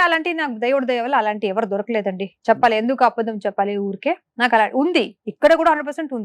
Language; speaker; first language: Telugu; non-native, local second language; Kannada